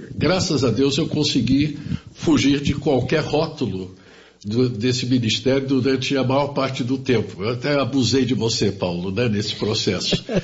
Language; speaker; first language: Portuguese; early bilingual, other home language; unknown